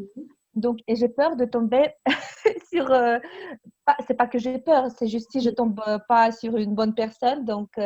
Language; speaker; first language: French; non-native, fluent; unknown